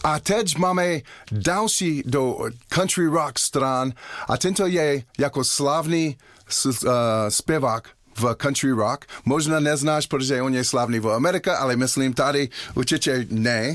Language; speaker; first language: Czech; non-native, learner; English